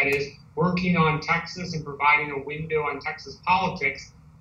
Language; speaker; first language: English; native; English